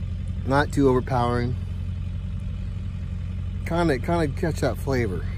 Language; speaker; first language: English; native; English